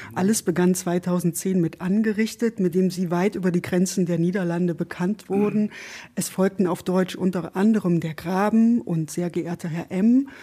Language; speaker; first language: German; native; German